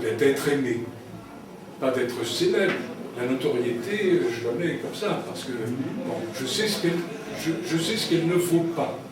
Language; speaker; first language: French; native; French